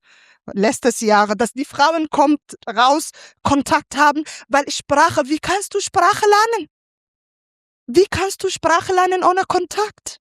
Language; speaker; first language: German; non-native, fluent; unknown